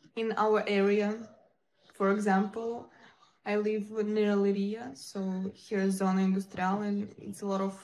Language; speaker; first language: English; non-native, learner; Ukrainian